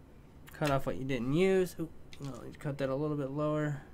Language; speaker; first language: English; native; English